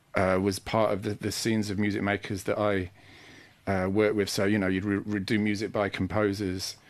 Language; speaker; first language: English; native; English